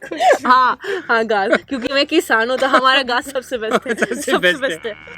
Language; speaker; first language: Hindi; non-native, fluent; Norwegian